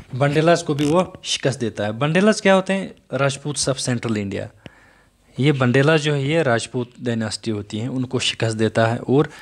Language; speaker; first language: Hindi; native; Hindi